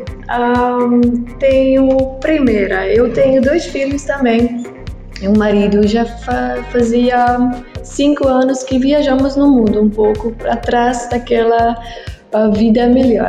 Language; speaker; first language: Portuguese; non-native, learner; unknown